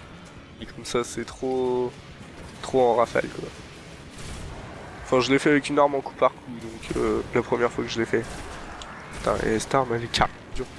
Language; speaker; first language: French; native; French